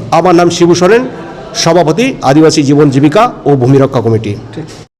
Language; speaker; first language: Bangla; native; Bangla